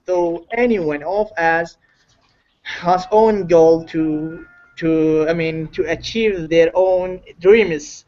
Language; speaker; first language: English; non-native, learner; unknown